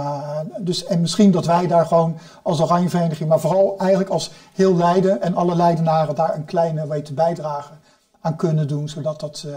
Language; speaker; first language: Dutch; native; Dutch